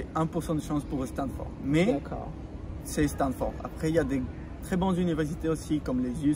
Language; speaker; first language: French; non-native, fluent; Spanish